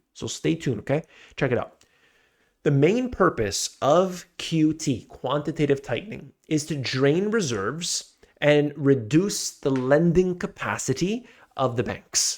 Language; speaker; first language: English; native; English